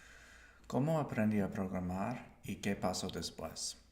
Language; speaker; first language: Spanish; non-native, learner; English